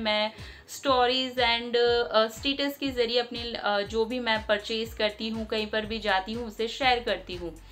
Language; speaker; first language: Hindi; non-native, local second language; Bangla